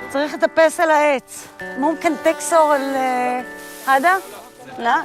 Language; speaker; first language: Hebrew; native; Hebrew